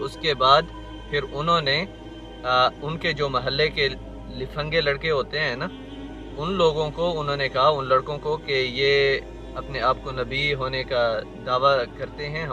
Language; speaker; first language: Urdu; native; Urdu